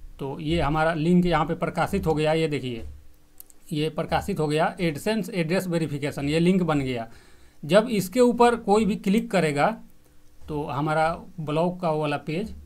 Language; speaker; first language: Hindi; native; Hindi